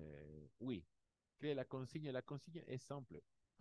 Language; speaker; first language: French; non-native, fluent; Spanish